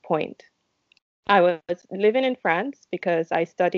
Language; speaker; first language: English; non-native, local second language; Yoruba